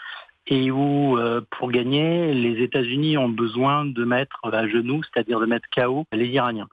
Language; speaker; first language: French; native; French